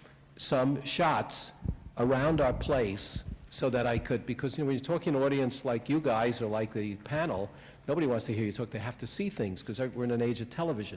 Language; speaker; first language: English; native; English